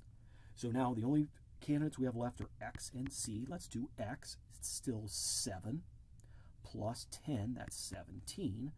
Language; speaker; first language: English; native; English